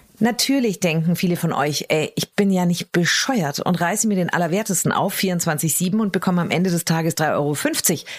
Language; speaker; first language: German; native; German